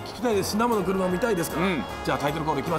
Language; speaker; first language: Japanese; native; Japanese